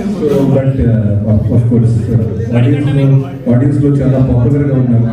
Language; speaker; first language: Telugu; non-native, fluent; Hindi